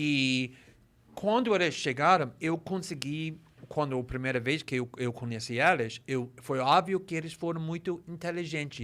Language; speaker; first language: Portuguese; non-native, fluent; English